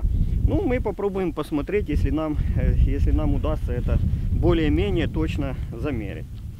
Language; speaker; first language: Russian; native; Russian